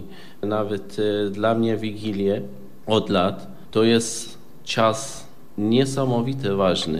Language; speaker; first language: Polish; non-native, fluent; Arabic